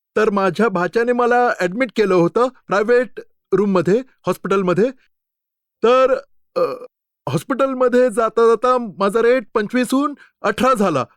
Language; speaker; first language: Marathi; native; Marathi